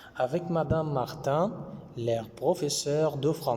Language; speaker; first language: French; non-native, fluent; Arabic